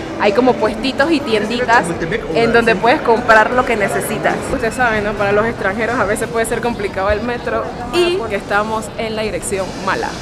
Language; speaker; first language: Spanish; native; Spanish